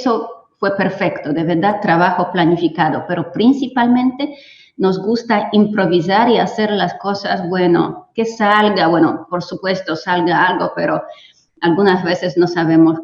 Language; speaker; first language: Spanish; non-native, fluent; Polish